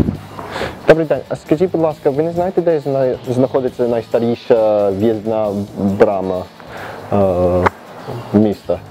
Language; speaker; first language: Ukrainian; early bilingual, heritage; Ukrainian